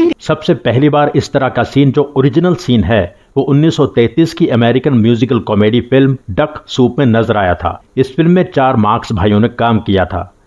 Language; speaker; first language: Hindi; native; Hindi